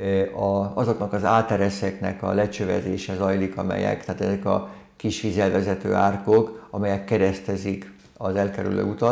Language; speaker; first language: Hungarian; native; Hungarian